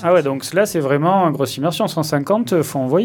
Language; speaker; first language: French; native; French